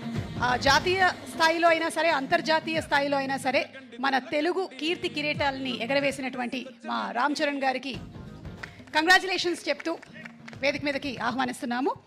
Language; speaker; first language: Telugu; native; Telugu